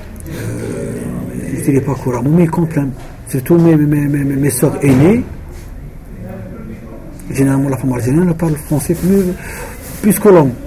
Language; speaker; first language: French; non-native, local second language; Arabic